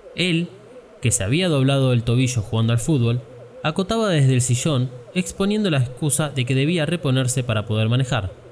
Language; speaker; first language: Spanish; native; Spanish